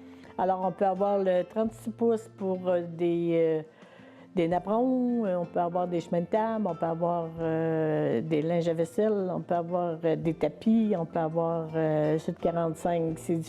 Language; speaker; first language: French; native; French